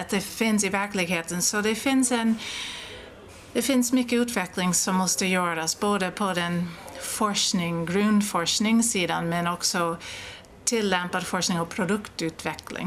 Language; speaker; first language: Swedish; non-native, fluent; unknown